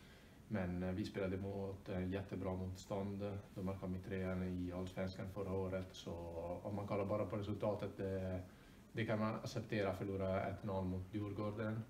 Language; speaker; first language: Swedish; non-native, fluent; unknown